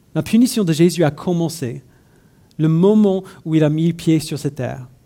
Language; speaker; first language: French; non-native, fluent; English